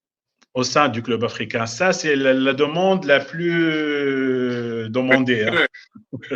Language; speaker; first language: French; non-native, local second language; Arabic